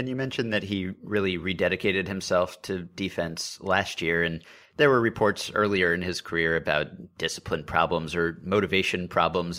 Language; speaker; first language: English; native; English